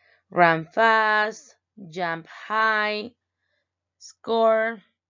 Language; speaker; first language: English; non-native, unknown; Spanish